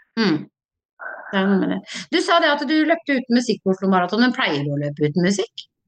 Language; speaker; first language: Norwegian; native; Norwegian